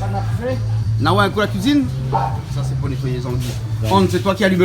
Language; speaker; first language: French; native; French